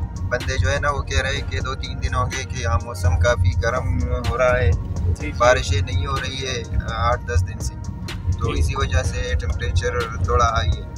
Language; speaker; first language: Hindi; non-native, local second language; Pashto